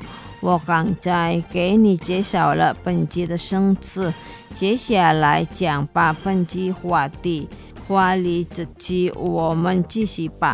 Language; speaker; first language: Chinese; non-native, learner; Indonesian